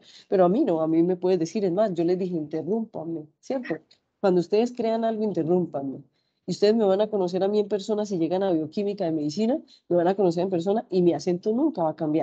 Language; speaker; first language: Spanish; native; Spanish